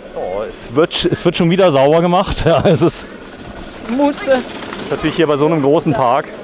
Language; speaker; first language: German; native; German